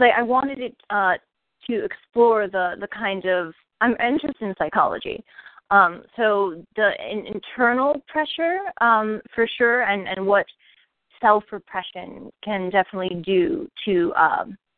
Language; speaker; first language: English; native; English